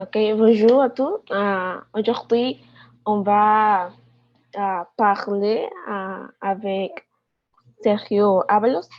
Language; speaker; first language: French; non-native, learner; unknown